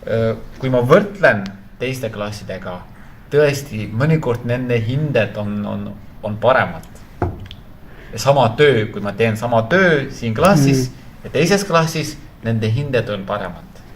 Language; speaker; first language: Estonian; non-native, fluent; Turkish